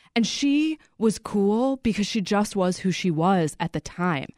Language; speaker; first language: English; native; English